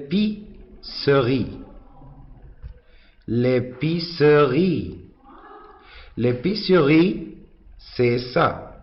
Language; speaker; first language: French; non-native, fluent; Arabic